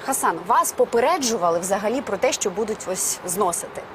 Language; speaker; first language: Ukrainian; native; Ukrainian